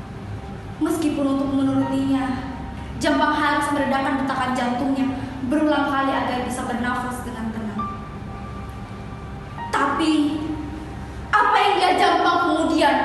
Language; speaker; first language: Indonesian; native; Indonesian